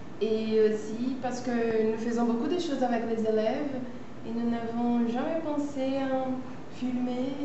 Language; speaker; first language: French; non-native, fluent; Portuguese